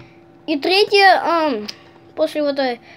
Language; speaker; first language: Russian; early bilingual, heritage; Russian